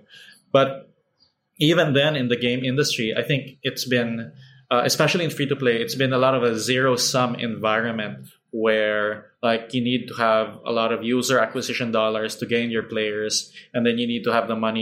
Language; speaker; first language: English; non-native, local second language; Filipino